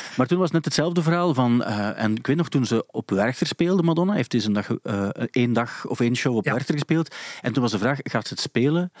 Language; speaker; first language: Dutch; native; Dutch